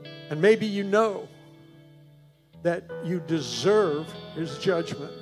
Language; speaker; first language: English; native; English